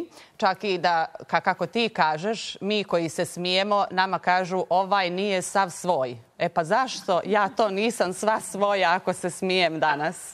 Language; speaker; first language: Serbian; native; Serbian